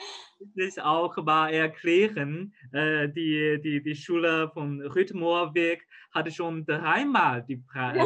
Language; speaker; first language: German; non-native, fluent; Chinese